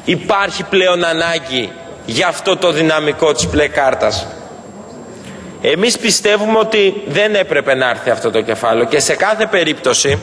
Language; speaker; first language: Greek; native; Greek